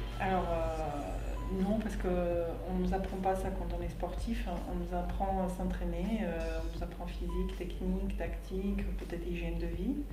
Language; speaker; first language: French; non-native, fluent; Slovak